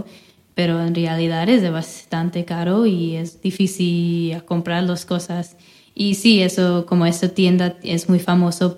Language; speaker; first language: Spanish; non-native, fluent; English